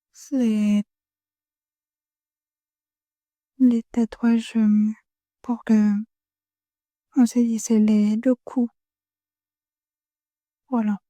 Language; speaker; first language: French; non-native, learner; Spanish